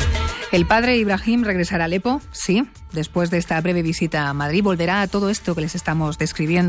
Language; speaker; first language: Spanish; native; Spanish